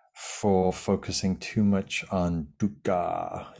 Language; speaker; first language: English; native; English